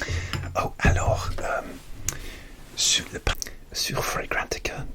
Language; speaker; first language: French; non-native, learner; English